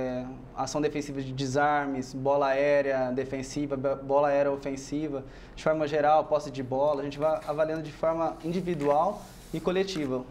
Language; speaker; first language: Portuguese; native; Portuguese